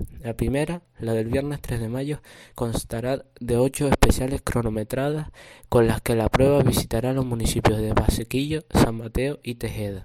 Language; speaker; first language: Spanish; native; Spanish